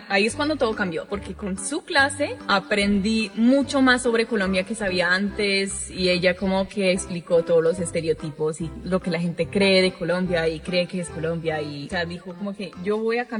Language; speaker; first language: Spanish; non-native, fluent; English